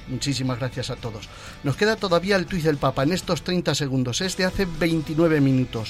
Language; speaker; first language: Spanish; native; Spanish